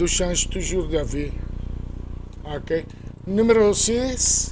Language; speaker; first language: French; non-native, fluent; Spanish